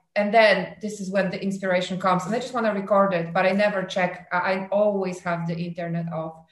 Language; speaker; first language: English; non-native, fluent; Polish